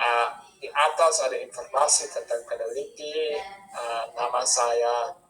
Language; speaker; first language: Indonesian; non-native, fluent; English